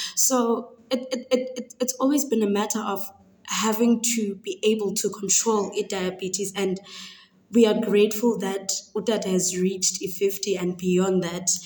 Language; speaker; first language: English; non-native, local second language; Xhosa